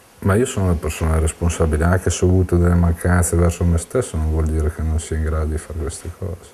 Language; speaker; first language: Italian; native; Italian